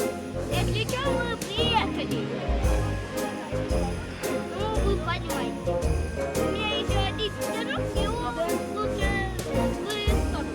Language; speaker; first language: Russian; non-native, local second language; Kazakh